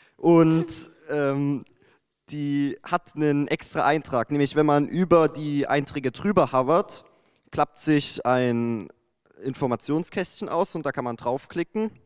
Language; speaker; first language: German; native; German